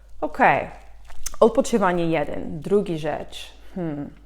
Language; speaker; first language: Polish; non-native, fluent; English